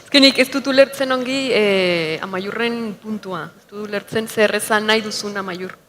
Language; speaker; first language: Basque; non-native, fluent; Spanish